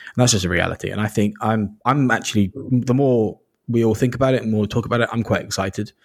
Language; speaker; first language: English; native; English